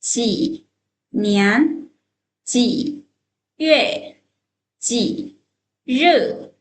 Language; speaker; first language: Chinese; non-native, fluent; Lao